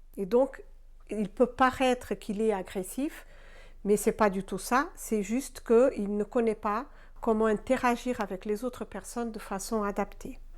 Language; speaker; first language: French; non-native, fluent; Portuguese